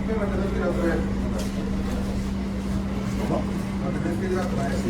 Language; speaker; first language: Spanish; native; Spanish